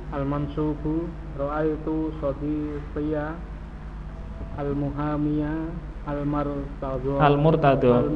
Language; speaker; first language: Arabic; non-native, learner; Indonesian